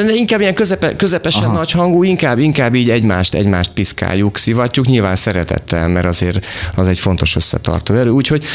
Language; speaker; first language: Hungarian; native; Hungarian